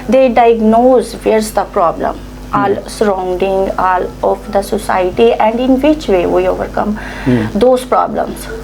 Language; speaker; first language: English; non-native, local second language; Hindi